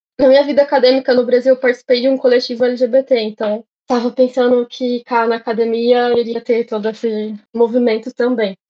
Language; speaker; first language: Portuguese; native; Portuguese